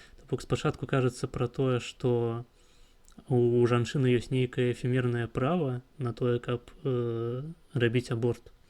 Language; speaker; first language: Belarusian; non-native, local second language; Russian